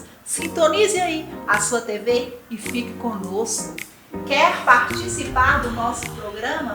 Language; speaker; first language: Portuguese; native; Portuguese